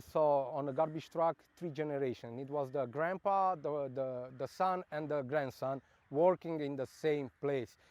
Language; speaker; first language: English; non-native, fluent; Romanian